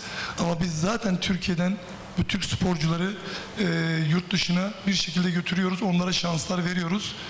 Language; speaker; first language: Turkish; native; Turkish